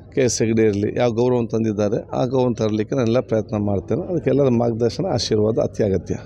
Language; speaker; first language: Kannada; non-native, local second language; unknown